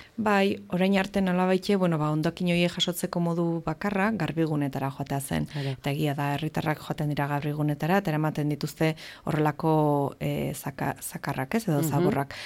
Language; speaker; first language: Basque; native; Basque